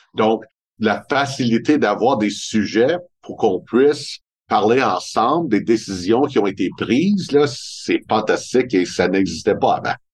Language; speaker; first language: French; native; French